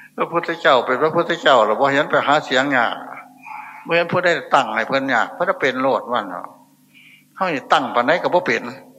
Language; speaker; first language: Thai; non-native, local second language; Northeastern Thai